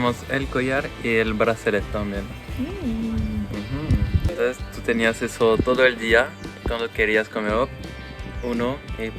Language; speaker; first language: Spanish; non-native, fluent; French